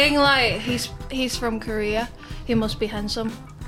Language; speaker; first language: English; non-native, local second language; Cantonese